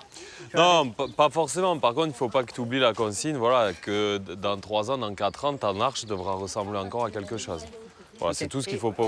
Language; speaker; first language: French; native; French